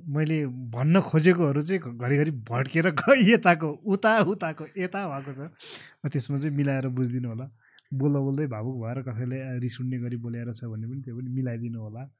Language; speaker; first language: Nepali; non-native, local second language; Eastern Tamang